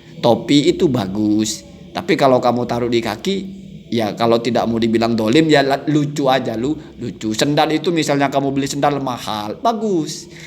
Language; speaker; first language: Indonesian; non-native, local second language; Madurese